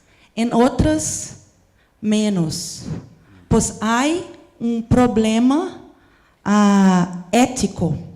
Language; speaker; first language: Portuguese; non-native, learner; Spanish